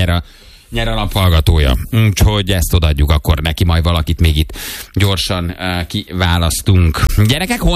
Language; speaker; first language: Hungarian; native; Hungarian